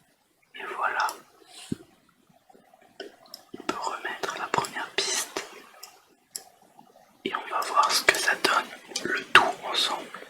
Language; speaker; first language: French; native; French